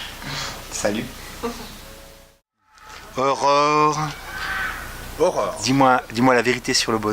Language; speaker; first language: French; native; French